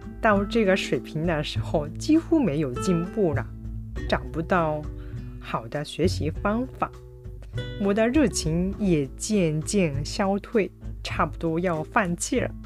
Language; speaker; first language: Chinese; non-native, fluent; Japanese